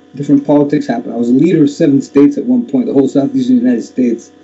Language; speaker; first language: English; native; English